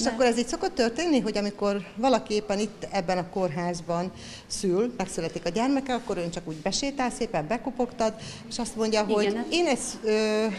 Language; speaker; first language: Hungarian; native; Hungarian